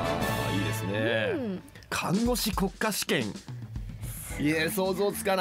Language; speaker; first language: Japanese; native; Japanese